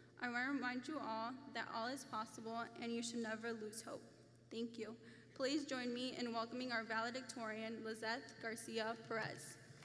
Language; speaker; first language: English; early bilingual, other home language; Spanish